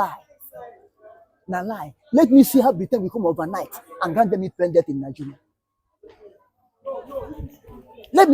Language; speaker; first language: English; non-native, local second language; Igbo